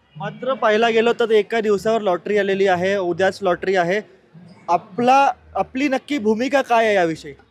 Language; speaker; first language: Marathi; native; Marathi